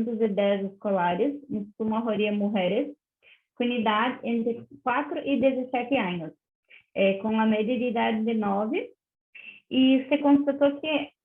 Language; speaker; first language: Spanish; non-native, learner; Portuguese